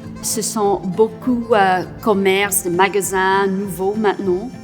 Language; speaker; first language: French; non-native, local second language; English